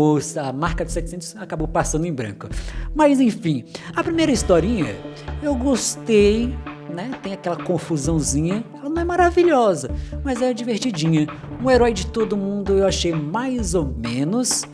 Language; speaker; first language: Portuguese; native; Portuguese